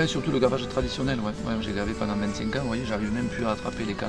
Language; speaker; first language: French; native; French